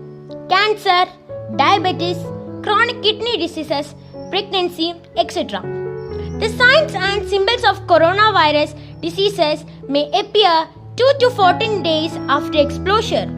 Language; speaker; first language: English; non-native, local second language; Malayalam